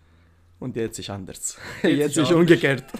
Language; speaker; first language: German; non-native, learner; Italian